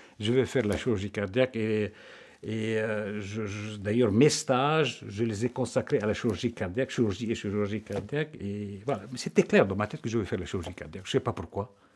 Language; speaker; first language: French; non-native, local second language; Arabic